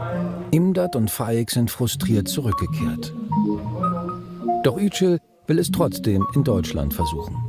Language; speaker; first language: German; native; German